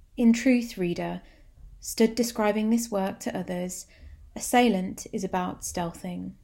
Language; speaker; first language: English; native; English